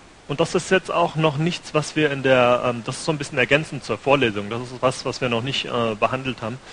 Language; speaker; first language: German; native; German